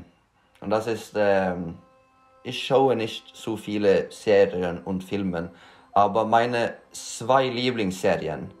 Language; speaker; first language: German; non-native, learner; Norwegian